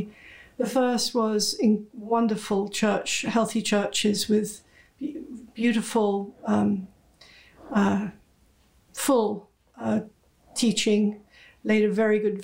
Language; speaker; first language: English; native; English